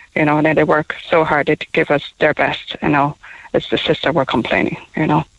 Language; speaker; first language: English; non-native, fluent; Chinese